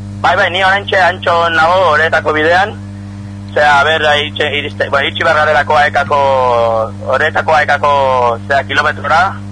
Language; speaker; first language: Basque; native; Basque